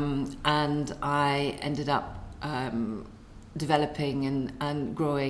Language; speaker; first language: English; native; English